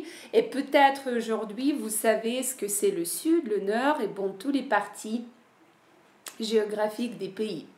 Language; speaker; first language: French; non-native, fluent; Ukrainian